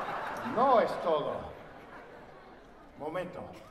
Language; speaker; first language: Spanish; non-native, learner; English